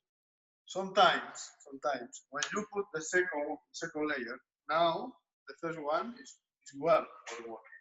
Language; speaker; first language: English; non-native, learner; Spanish